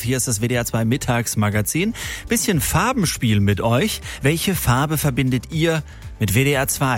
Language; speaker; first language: German; native; German